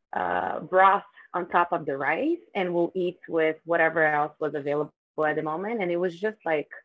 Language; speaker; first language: English; non-native, fluent; Portuguese